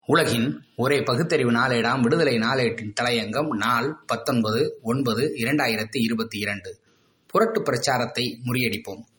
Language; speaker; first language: Tamil; native; Tamil